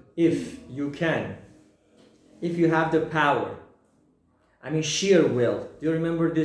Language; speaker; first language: English; non-native, fluent; Persian